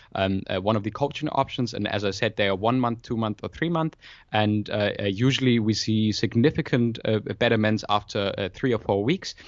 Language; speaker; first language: English; non-native, fluent; German